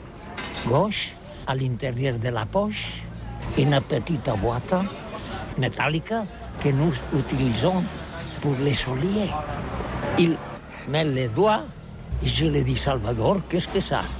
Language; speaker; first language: French; non-native, learner; Catalan